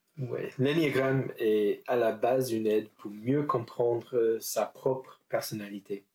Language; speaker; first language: French; non-native, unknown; English